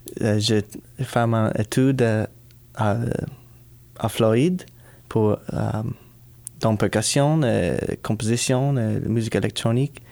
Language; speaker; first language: French; non-native, learner; English